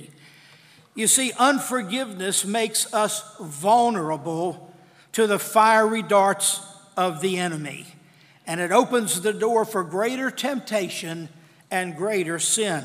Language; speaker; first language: English; native; English